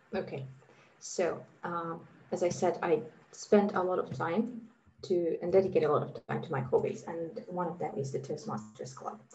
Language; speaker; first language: English; non-native, fluent; Latvian